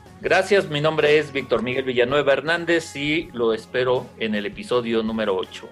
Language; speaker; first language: Spanish; native; Spanish